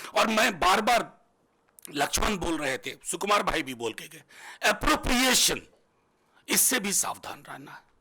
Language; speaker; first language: Hindi; native; Hindi